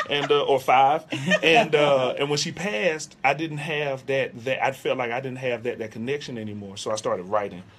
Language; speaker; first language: English; native; English